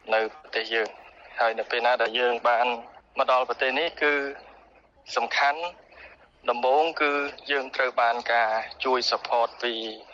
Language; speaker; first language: Khmer; native; Khmer